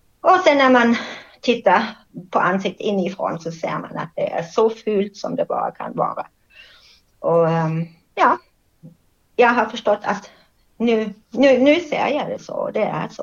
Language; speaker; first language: Swedish; non-native, fluent; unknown